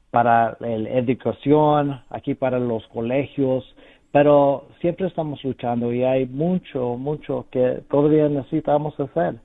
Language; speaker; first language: Spanish; early bilingual, other home language; English